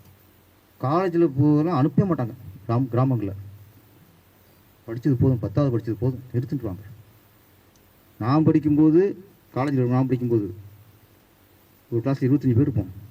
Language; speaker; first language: Tamil; native; Tamil